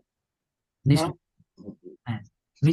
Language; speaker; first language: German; non-native, learner; Bangla